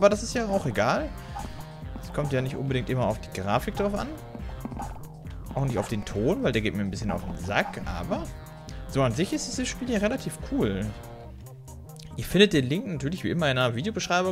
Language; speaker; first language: German; native; German